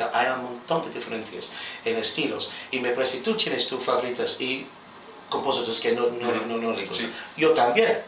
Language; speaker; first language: Spanish; non-native, fluent; English